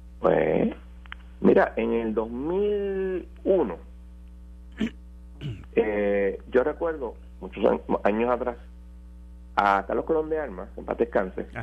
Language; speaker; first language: Spanish; native; Spanish